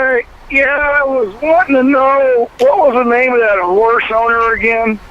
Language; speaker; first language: English; native; English